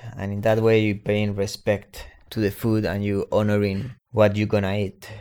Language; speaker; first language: English; non-native, fluent; Spanish